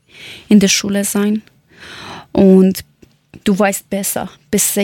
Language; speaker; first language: German; non-native, learner; Persian